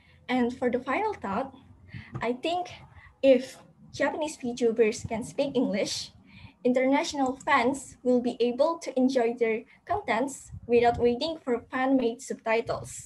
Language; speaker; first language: English; non-native, fluent; Indonesian